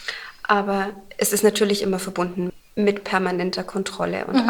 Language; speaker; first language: German; native; German